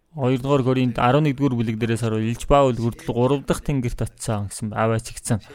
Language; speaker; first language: Mongolian; non-native, fluent; Korean